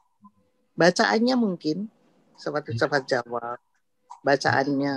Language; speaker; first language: Indonesian; native; Indonesian